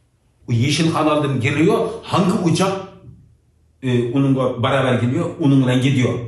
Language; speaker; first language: Turkish; non-native, learner; Uyghur